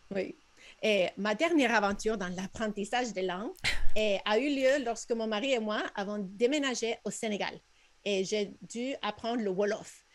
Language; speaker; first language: French; non-native, fluent; Spanish